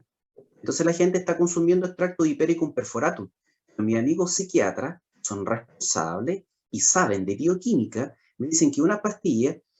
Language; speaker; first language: Spanish; native; Spanish